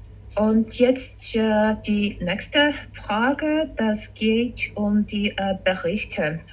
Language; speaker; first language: German; non-native, fluent; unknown